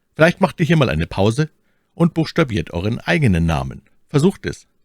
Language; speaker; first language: German; native; German